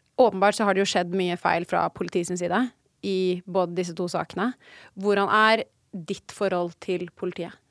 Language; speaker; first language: Norwegian; native; Norwegian